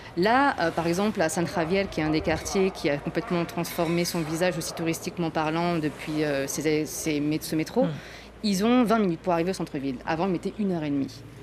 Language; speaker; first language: French; native; French